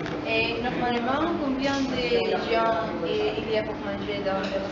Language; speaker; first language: French; non-native, learner; Galician